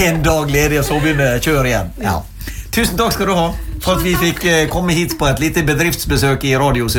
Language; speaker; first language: Norwegian; native; Norwegian